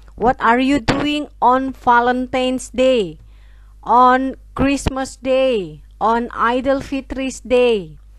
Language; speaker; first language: English; non-native, fluent; Indonesian